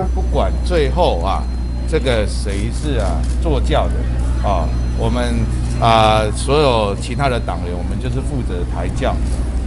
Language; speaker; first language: Chinese; native; Chinese